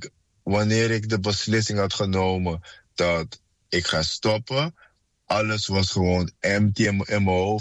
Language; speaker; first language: Dutch; non-native, fluent; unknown